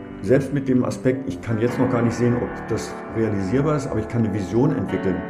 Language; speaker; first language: German; native; German